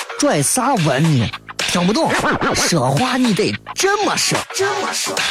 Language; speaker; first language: Chinese; native; Chinese